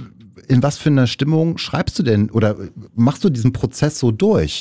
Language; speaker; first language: German; native; German